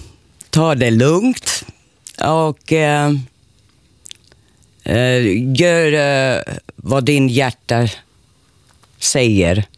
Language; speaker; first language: Swedish; non-native, local second language; Finnish